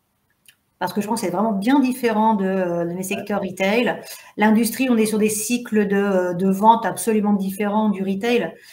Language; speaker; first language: French; native; French